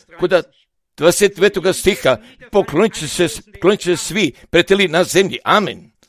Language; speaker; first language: Croatian; non-native, fluent; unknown